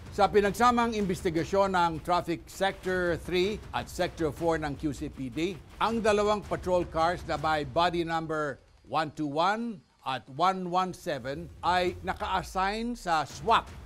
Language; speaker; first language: Filipino; non-native, local second language; Cebuano